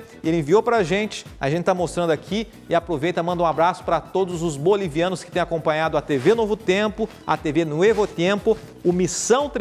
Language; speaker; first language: Portuguese; native; Portuguese